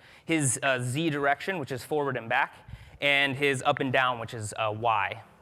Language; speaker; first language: English; native; English